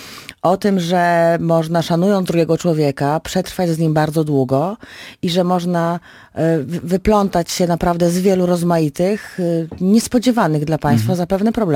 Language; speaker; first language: Polish; native; Polish